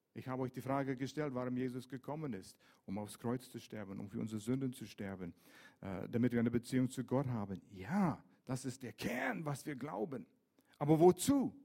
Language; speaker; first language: German; non-native, fluent; English